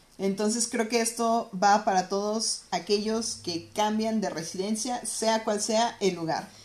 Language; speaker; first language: Spanish; native; Spanish